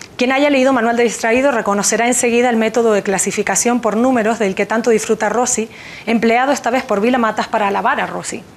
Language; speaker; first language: Spanish; native; Spanish